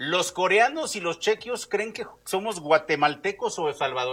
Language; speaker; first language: Spanish; native; Spanish